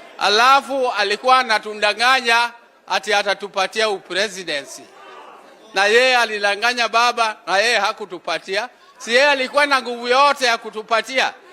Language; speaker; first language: Swahili; non-native, local second language; Luo (Kenya and Tanzania)